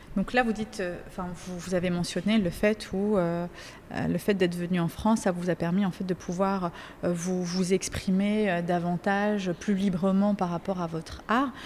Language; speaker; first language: French; native; French